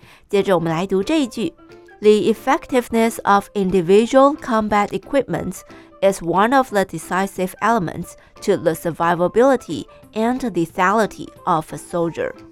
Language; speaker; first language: English; non-native, fluent; Chinese